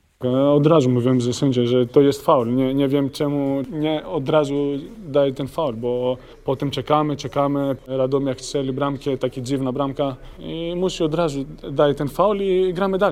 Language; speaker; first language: Polish; non-native, learner; Greek